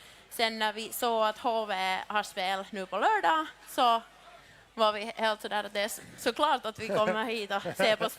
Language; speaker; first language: Swedish; non-native, local second language; Finnish